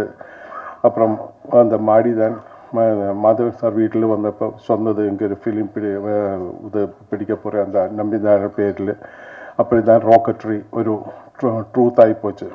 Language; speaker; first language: Tamil; non-native, learner; Malayalam